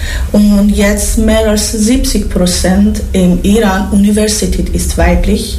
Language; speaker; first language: German; non-native, learner; Persian